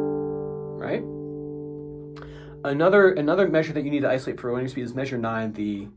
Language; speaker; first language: English; native; English